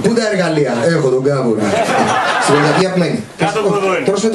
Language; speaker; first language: Greek; native; Greek